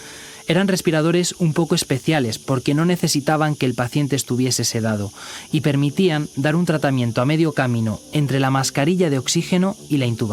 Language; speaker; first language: Spanish; native; Spanish